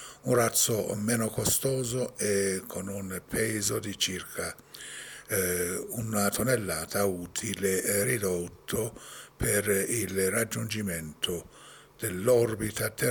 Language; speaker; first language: Italian; non-native, fluent; Persian